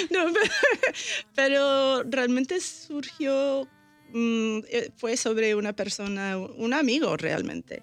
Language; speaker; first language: Spanish; early bilingual, heritage; Spanish